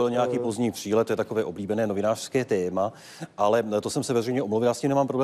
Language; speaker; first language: Czech; native; Czech